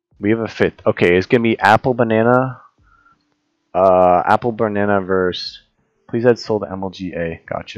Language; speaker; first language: English; native; English